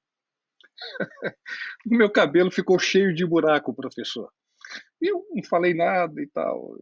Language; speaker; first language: Portuguese; native; Portuguese